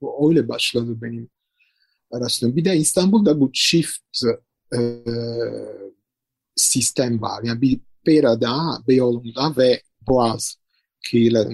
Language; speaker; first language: Turkish; non-native, fluent; Italian